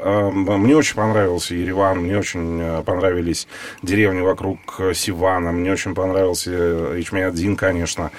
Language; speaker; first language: Russian; native; Russian